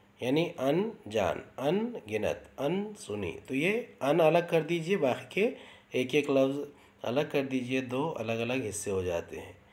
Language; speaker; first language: Urdu; native; Urdu